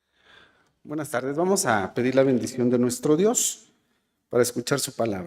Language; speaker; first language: Spanish; native; Spanish